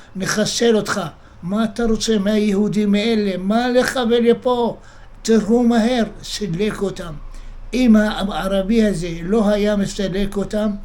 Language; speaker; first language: Hebrew; early bilingual, other home language; Arabic